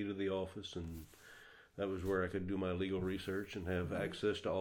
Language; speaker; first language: English; native; English